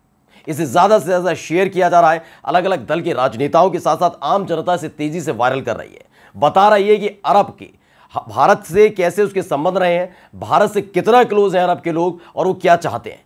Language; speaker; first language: Hindi; native; Hindi